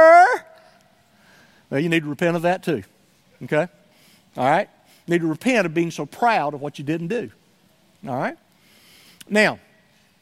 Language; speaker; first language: English; native; English